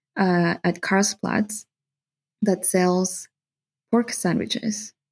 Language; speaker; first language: English; non-native, fluent; Spanish